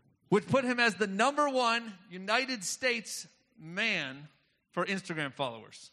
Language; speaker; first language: English; native; English